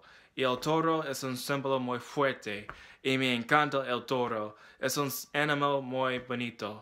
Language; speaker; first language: Spanish; non-native, learner; English